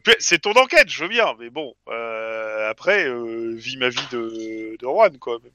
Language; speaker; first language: French; native; French